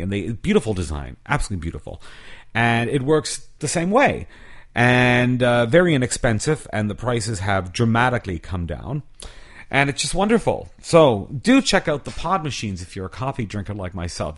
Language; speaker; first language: English; native; English